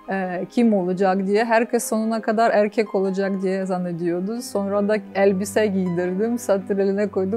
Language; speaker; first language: Turkish; non-native, fluent; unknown